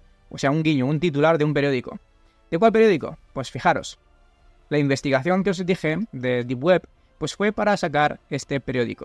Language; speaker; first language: Spanish; native; Spanish